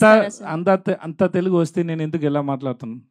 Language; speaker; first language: Telugu; non-native, learner; Tamil